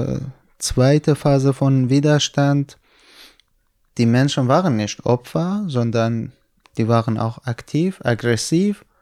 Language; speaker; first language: German; non-native, fluent; Persian